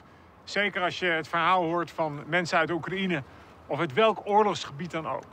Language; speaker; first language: Dutch; native; Dutch